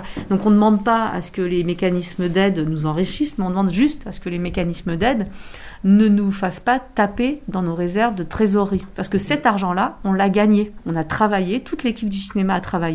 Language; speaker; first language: French; native; French